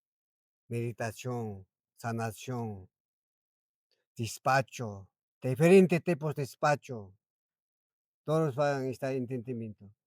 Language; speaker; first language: Spanish; non-native, local second language; Quechua